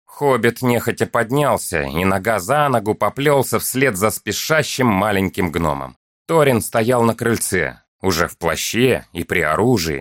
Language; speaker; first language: Russian; native; Russian